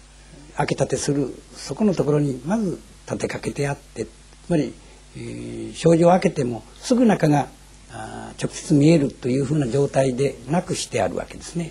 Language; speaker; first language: Japanese; native; Japanese